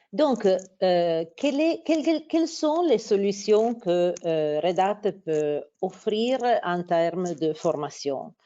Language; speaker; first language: French; non-native, fluent; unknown